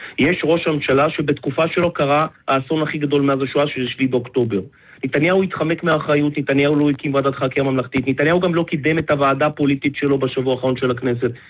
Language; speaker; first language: Hebrew; non-native, fluent; Russian